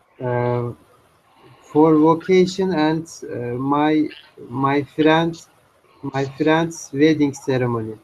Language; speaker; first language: English; non-native, learner; Turkish